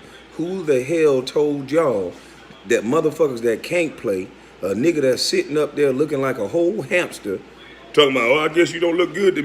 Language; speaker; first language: English; native; English